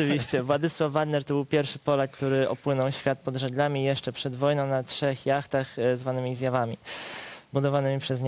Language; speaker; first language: Polish; native; Polish